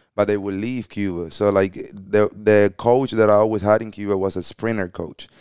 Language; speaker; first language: English; early bilingual, other home language; Spanish